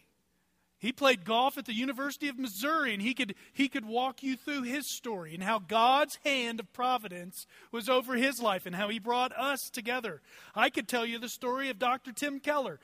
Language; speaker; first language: English; native; English